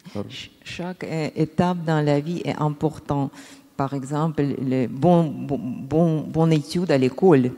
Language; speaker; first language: French; non-native, learner; Russian